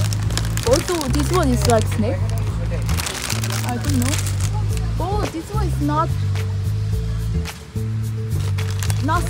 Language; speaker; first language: English; non-native, learner; Korean